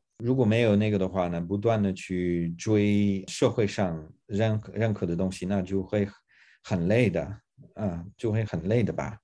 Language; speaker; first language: Chinese; non-native, fluent; English